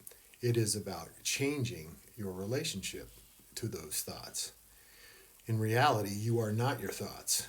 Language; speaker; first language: English; native; English